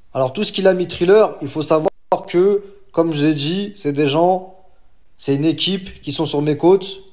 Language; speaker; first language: French; native; French